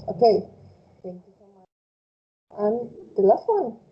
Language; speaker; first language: English; non-native, fluent; Spanish